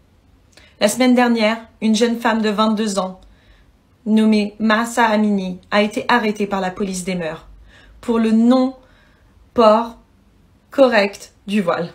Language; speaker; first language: French; early bilingual, other home language; Persian